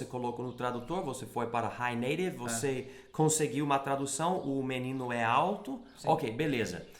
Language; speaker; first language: Portuguese; non-native, fluent; English